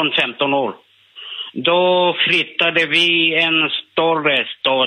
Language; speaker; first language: Swedish; non-native, learner; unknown